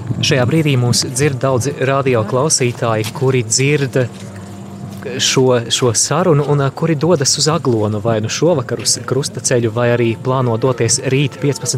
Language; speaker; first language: Latvian; native; Latvian